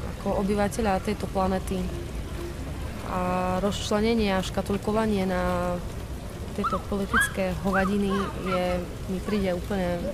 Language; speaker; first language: Slovak; native; Slovak